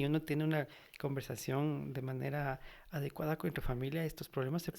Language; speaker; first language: Spanish; native; Spanish